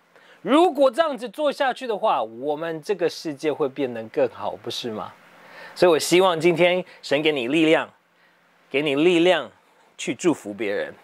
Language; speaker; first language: Chinese; early bilingual, heritage; English